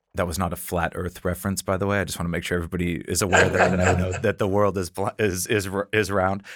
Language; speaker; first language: English; native; English